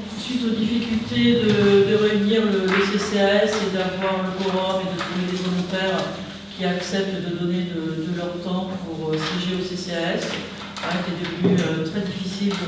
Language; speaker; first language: French; native; French